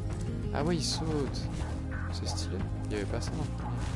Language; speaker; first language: French; native; French